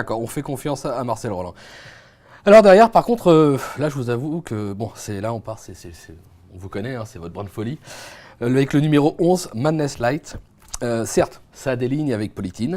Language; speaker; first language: French; native; French